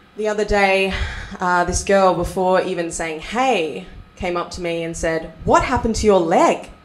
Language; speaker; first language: English; native; English